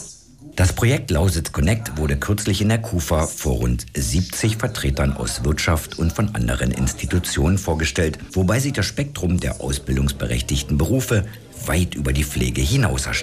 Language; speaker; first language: German; native; German